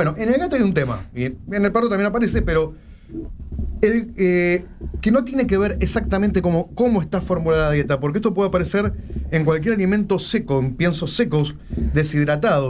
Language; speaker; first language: Spanish; native; Spanish